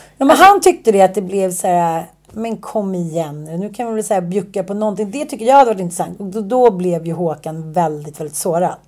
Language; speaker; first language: Swedish; native; Swedish